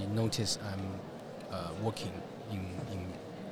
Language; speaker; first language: English; non-native, fluent; Chinese